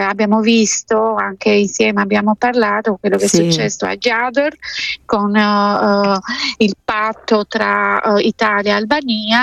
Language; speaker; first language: Italian; non-native, fluent; Albanian